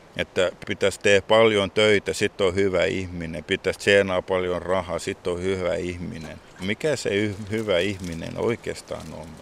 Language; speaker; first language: Finnish; non-native, local second language; Swedish